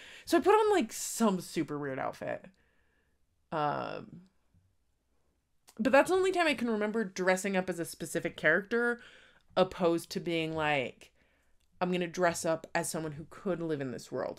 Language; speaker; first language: English; native; English